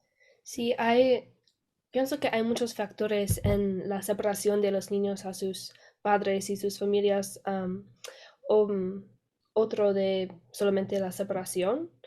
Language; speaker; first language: Spanish; non-native, learner; English